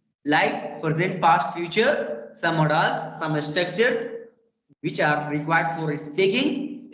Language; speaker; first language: English; non-native, learner; Bhojpuri